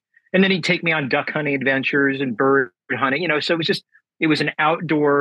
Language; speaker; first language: English; native; English